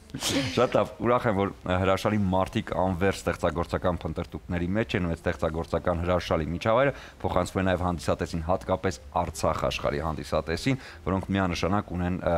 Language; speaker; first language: Armenian; native; Armenian